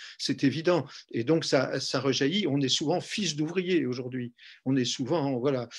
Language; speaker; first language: French; native; French